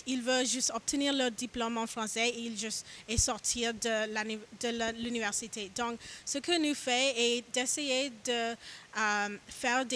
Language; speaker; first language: French; non-native, learner; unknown